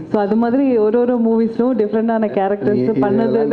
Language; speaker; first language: Tamil; early bilingual, heritage; Tamil